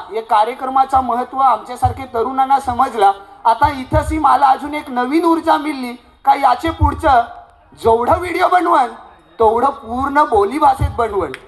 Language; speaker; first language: Marathi; non-native, local second language; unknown